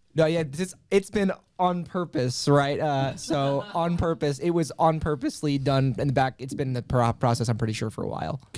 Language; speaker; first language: English; native; English